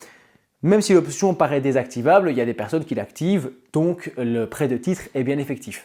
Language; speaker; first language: French; native; French